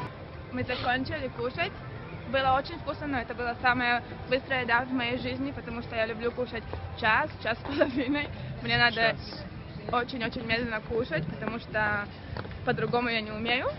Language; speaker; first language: Russian; early bilingual, heritage; Russian